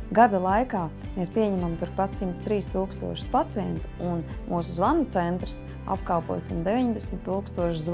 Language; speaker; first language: Latvian; native; Latvian